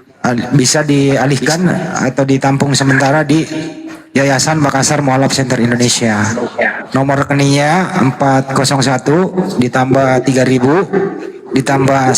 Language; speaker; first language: Indonesian; native; Indonesian